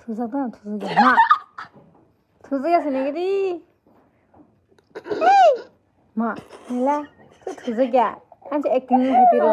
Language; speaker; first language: Hindi; non-native, learner; Kok Borok